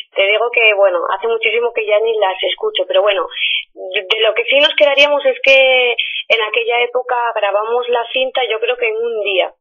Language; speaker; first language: Spanish; native; Spanish